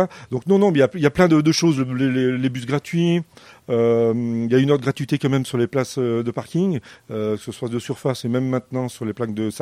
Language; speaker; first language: French; native; French